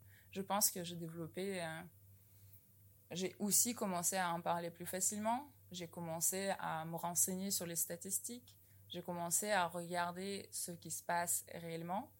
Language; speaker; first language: French; non-native, fluent; Russian